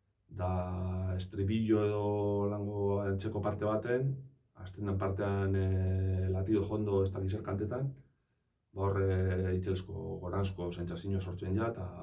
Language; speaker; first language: Basque; native; Basque